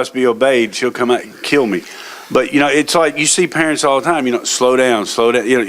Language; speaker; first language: English; native; English